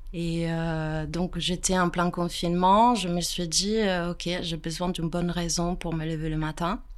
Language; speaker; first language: French; non-native, fluent; Italian